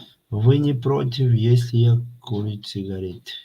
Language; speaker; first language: Russian; non-native, fluent; Tajik